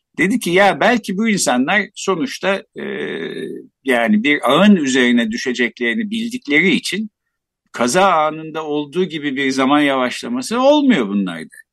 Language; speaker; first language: Turkish; native; Turkish